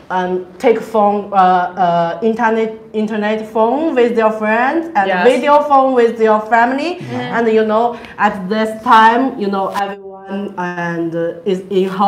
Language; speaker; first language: English; non-native, learner; Chinese